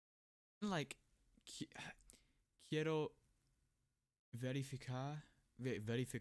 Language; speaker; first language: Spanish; non-native, learner; English